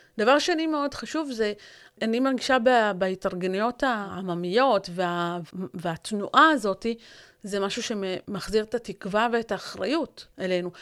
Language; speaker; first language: Hebrew; non-native, local second language; Arabic